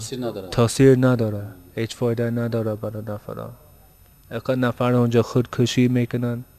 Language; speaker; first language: Persian; early bilingual, heritage; Persian